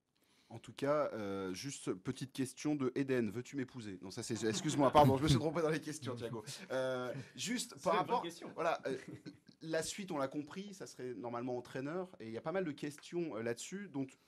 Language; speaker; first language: French; native; French